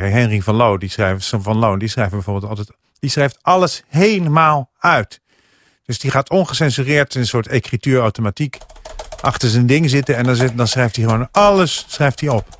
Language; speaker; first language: Dutch; native; Dutch